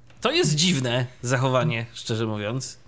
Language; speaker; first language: Polish; native; Polish